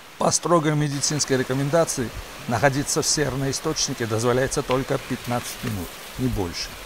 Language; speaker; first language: Russian; non-native, local second language; Georgian